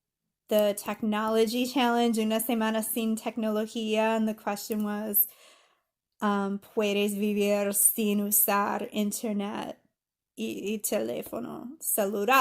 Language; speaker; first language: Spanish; non-native, fluent; English